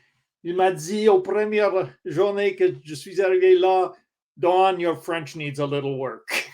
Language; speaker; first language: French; non-native, local second language; English